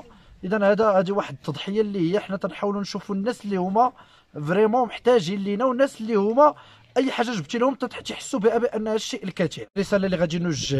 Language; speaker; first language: Arabic; native; Arabic